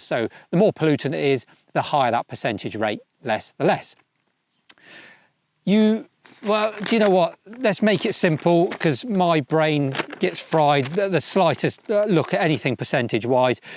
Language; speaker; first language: English; native; English